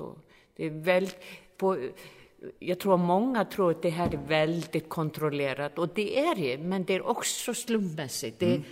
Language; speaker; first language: Swedish; non-native, fluent; Icelandic